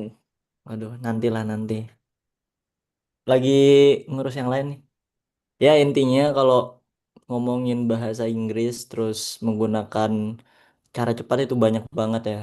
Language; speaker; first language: Indonesian; native; Indonesian